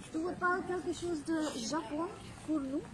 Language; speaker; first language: French; non-native, learner; English